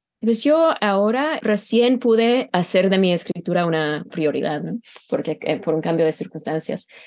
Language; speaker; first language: Spanish; non-native, fluent; English